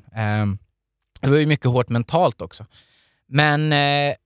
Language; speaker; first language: Swedish; native; Swedish